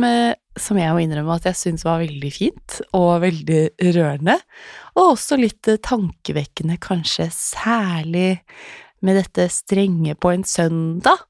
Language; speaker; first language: Norwegian; native; Norwegian